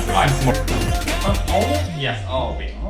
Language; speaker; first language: English; non-native, learner; Korean